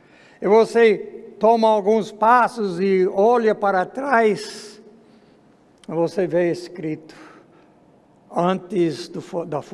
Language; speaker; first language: Portuguese; non-native, fluent; English